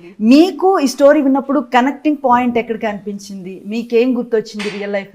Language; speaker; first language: Telugu; native; Telugu